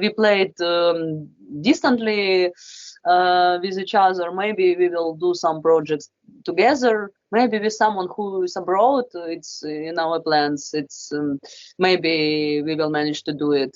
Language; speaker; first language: English; non-native, fluent; Russian